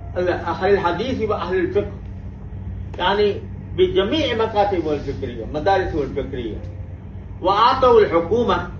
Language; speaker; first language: Arabic; non-native, fluent; Urdu